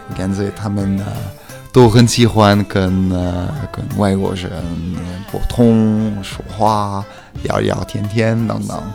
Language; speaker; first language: Chinese; non-native, fluent; French